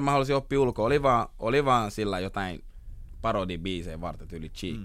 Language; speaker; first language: Finnish; early bilingual, other home language; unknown